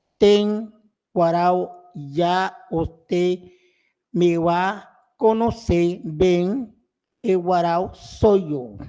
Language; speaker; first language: Spanish; non-native, local second language; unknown